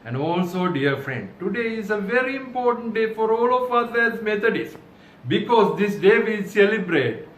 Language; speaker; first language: English; non-native, local second language; Sinhala